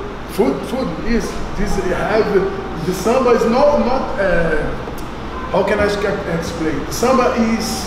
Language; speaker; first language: English; non-native, learner; Portuguese